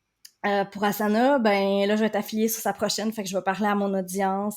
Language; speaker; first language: French; native; French